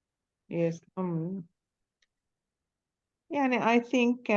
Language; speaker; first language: English; non-native, learner; Arabic